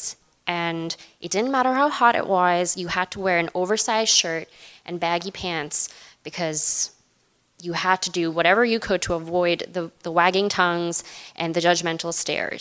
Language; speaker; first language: English; non-native, local second language; Urdu